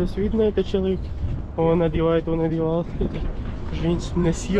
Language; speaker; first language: Russian; non-native, learner; Kyrgyz